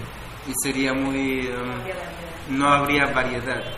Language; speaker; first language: Spanish; native; Spanish